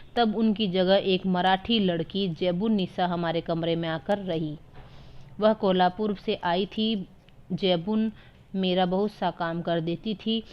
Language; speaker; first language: Hindi; native; Hindi